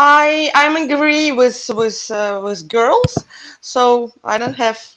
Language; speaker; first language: English; non-native, learner; Russian